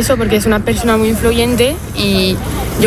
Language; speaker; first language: Spanish; non-native, fluent; French